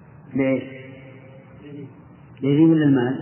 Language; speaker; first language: Arabic; native; Arabic